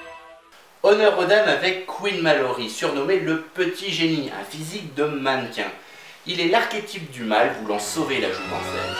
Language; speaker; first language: French; native; French